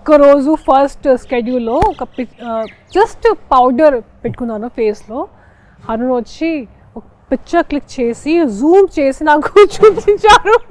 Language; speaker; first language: Telugu; non-native, local second language; Hindi